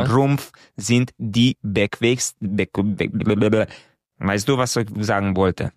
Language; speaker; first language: German; non-native, fluent; Romanian